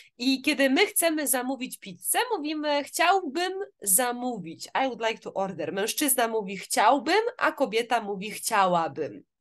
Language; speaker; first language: Polish; native; Polish